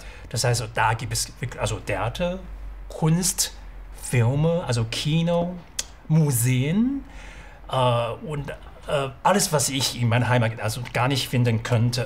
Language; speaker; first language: German; non-native, fluent; Chinese